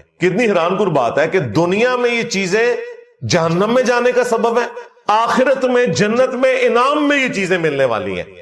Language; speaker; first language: Urdu; non-native, local second language; Punjabi